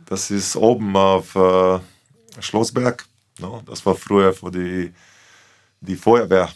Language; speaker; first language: German; non-native, fluent; Slovenian